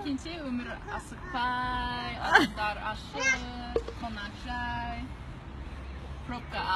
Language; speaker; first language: Kazakh; non-native, learner; English